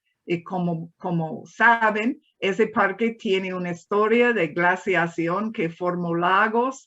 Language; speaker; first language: Spanish; non-native, fluent; English